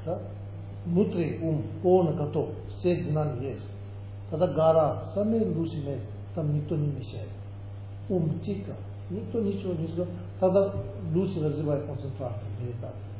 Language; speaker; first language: Russian; non-native, learner; Tibetan